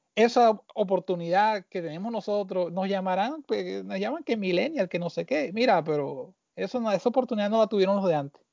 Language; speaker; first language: Spanish; native; Spanish